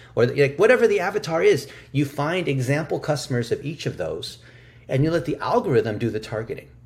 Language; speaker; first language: English; early bilingual, other home language; Chinese